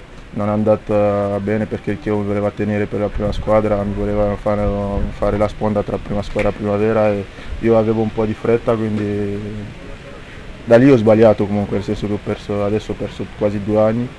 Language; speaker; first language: Italian; non-native, fluent; French